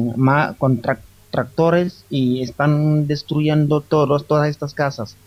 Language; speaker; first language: Spanish; non-native, fluent; Wolof